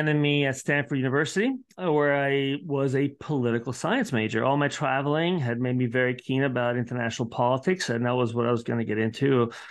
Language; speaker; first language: English; early bilingual, other home language; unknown